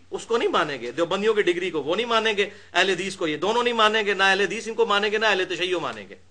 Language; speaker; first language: Urdu; non-native, local second language; Punjabi